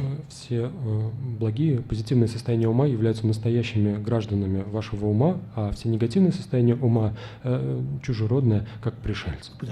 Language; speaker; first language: Russian; native; Russian